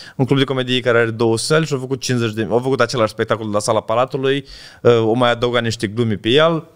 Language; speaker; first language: Romanian; native; Romanian